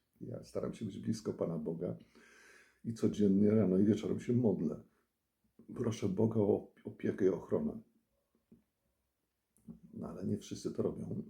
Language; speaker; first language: Polish; native; Polish